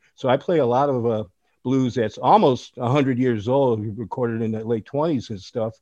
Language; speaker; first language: English; native; English